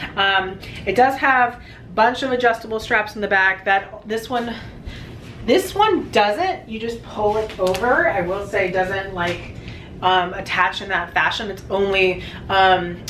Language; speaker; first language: English; native; English